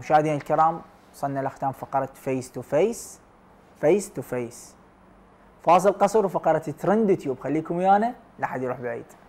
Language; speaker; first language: Arabic; native; Arabic